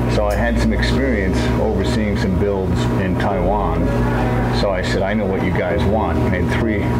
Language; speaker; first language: English; native; English